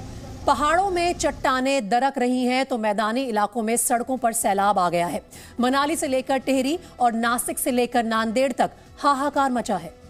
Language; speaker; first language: Hindi; native; Hindi